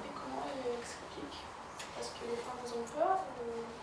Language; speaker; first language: French; non-native, fluent; Russian